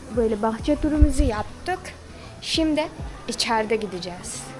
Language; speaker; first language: Turkish; non-native, fluent; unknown